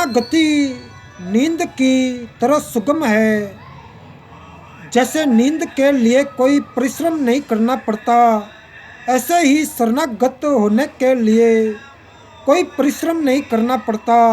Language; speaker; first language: Hindi; native; Hindi